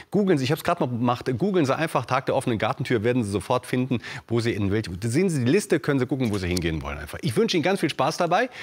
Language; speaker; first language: German; native; German